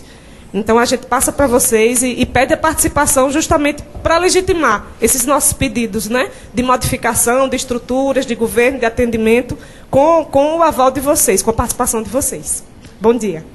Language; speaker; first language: Portuguese; native; Portuguese